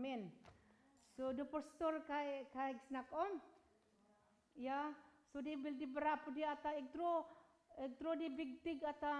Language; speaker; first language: Norwegian; non-native, fluent; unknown